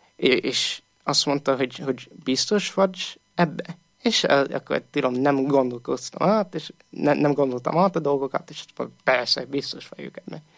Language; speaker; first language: Hungarian; non-native, fluent; English